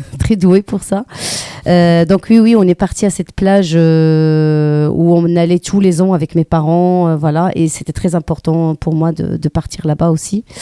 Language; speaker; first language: French; non-native, local second language; Arabic